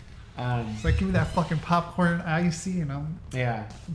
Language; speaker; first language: English; native; English